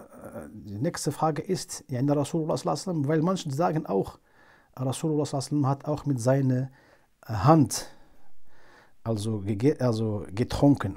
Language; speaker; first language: German; non-native, fluent; Arabic